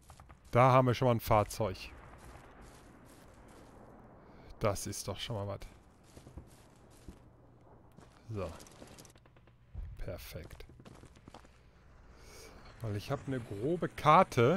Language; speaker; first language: German; native; German